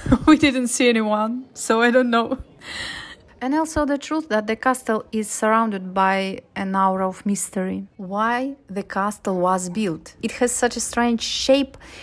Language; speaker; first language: English; non-native, learner; Russian